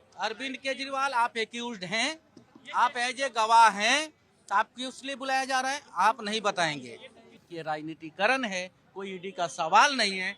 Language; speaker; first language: Hindi; native; Hindi